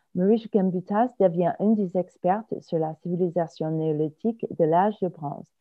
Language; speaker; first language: French; non-native, fluent; English